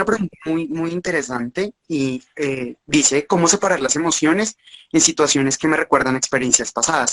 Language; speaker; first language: Spanish; native; Spanish